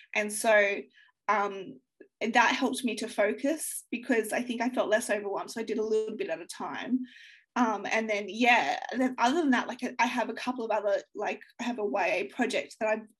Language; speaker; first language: English; native; English